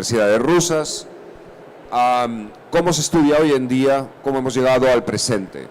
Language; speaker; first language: Spanish; native; Spanish